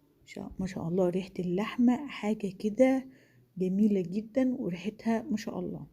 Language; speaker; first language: Arabic; native; Arabic